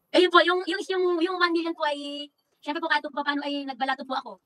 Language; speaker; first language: Filipino; non-native, local second language; Pampanga